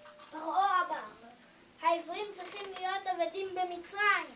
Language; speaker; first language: Hebrew; non-native, learner; English